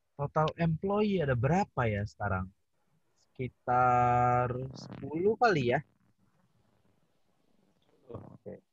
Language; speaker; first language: Indonesian; native; Indonesian